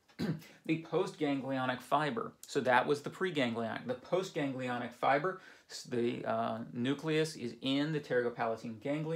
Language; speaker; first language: English; native; English